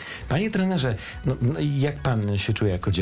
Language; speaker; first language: Polish; native; Polish